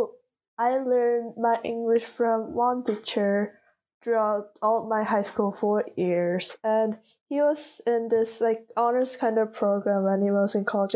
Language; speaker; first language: English; non-native, fluent; Korean